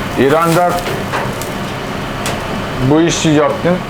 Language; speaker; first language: Turkish; non-native, learner; Persian